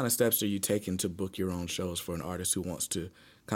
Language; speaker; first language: English; native; English